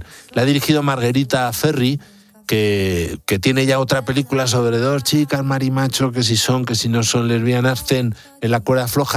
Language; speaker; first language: Spanish; native; Spanish